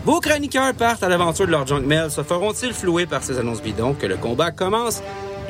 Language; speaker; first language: French; native; French